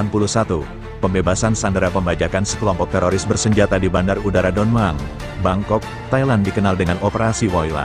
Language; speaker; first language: Indonesian; native; Indonesian